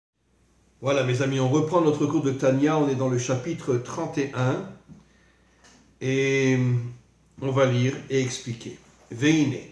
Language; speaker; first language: French; native; French